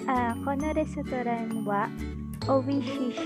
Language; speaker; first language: Japanese; non-native, learner; Filipino